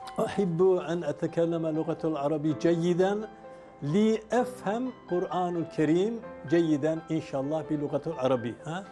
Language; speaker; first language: Arabic; non-native, learner; Turkish